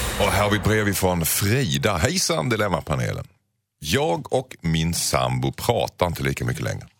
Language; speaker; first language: Swedish; native; Swedish